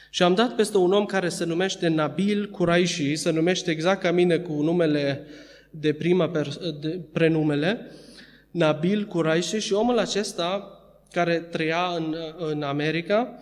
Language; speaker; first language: Romanian; early bilingual, other home language; Arabic